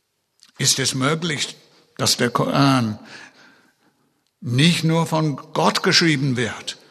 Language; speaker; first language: German; non-native, fluent; English